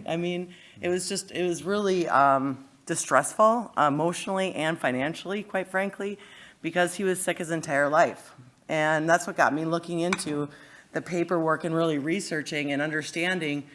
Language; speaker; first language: English; native; English